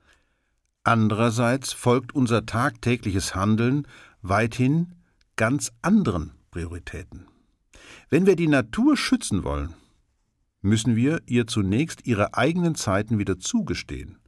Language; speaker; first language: German; native; German